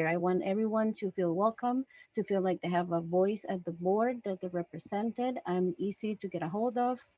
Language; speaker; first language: English; non-native, fluent; Spanish